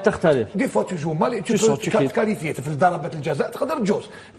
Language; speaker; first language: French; non-native, local second language; Arabic